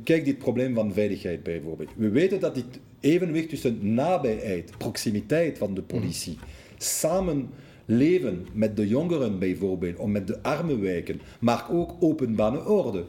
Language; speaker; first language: Dutch; non-native, local second language; French